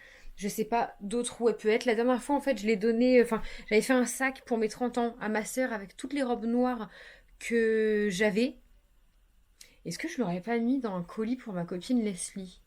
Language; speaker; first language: French; native; French